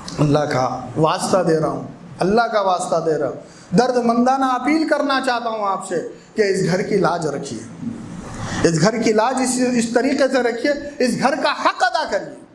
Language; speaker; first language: Urdu; native; Urdu